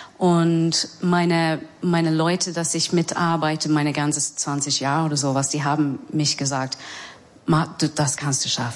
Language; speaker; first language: German; non-native, fluent; English